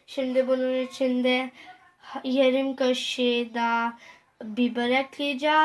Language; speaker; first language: Turkish; non-native, learner; Urdu